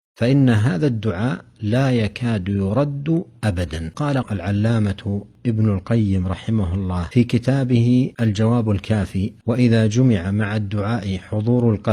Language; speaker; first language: Arabic; native; Arabic